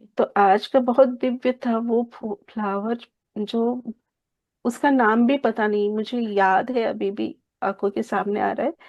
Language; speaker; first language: Hindi; non-native, local second language; Marathi